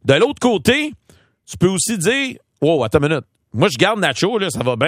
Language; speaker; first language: French; native; French